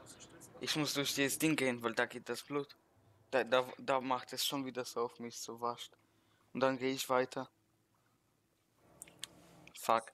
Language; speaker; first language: German; early bilingual, other home language; Polish